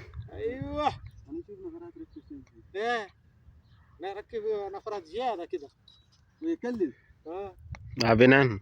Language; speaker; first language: Arabic; non-native, learner; Telugu